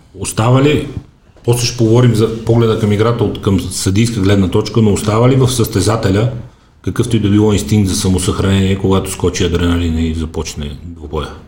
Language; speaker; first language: Bulgarian; native; Bulgarian